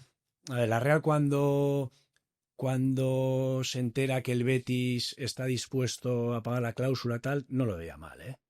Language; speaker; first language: Spanish; native; Spanish